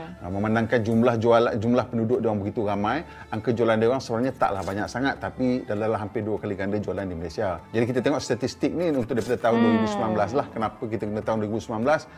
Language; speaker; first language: Malay; native; Malay